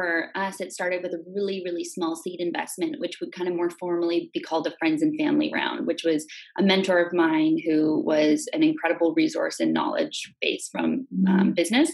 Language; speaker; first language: English; native; English